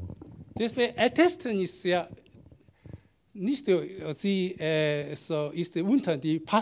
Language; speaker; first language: German; non-native, learner; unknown